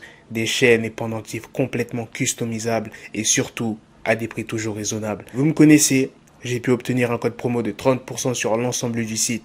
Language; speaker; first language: French; native; French